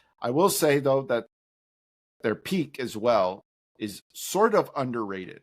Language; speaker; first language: English; native; English